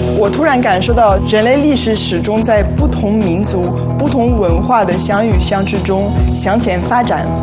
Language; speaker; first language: Chinese; non-native, fluent; French